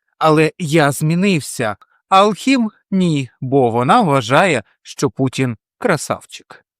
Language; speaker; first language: Ukrainian; non-native, local second language; Russian